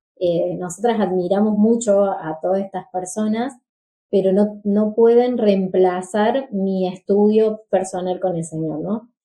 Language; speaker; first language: Spanish; native; Spanish